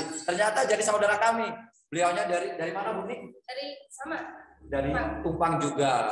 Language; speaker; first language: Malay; non-native, local second language; Javanese